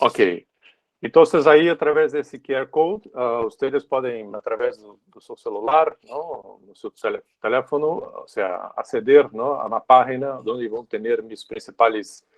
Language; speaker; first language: Spanish; non-native, fluent; Portuguese